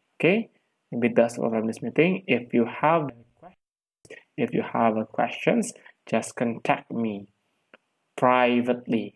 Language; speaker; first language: English; non-native, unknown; Indonesian